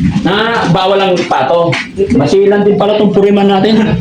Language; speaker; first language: Filipino; native; Filipino